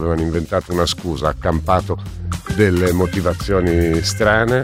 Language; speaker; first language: Italian; native; Italian